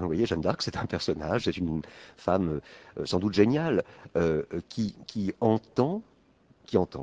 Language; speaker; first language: French; native; French